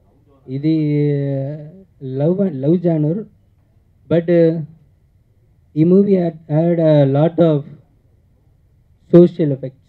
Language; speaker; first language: Telugu; early bilingual, heritage; Telugu